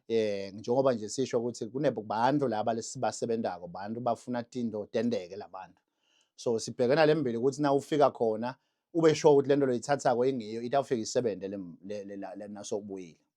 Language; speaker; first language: Zulu; non-native, local second language; Swati